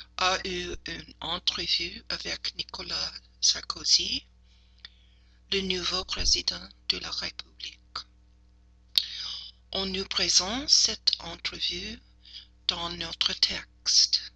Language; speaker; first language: French; non-native, learner; English